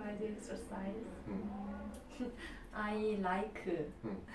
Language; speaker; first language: English; non-native, learner; Korean